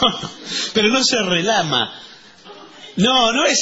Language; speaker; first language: Spanish; native; Spanish